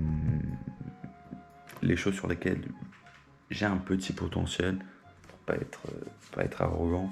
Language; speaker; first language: French; native; French